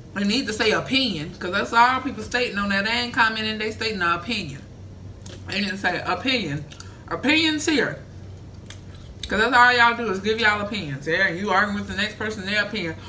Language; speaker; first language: English; native; English